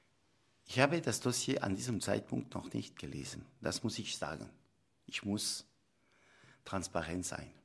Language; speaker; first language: German; non-native, local second language; French